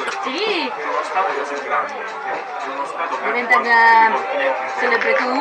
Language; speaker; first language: Italian; non-native, learner; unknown